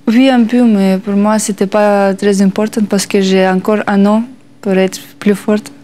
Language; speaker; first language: French; non-native, learner; Russian